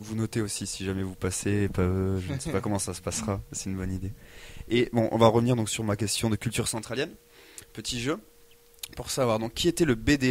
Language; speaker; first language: French; native; French